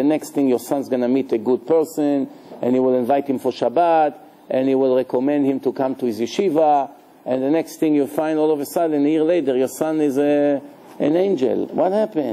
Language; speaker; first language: English; non-native, fluent; Hebrew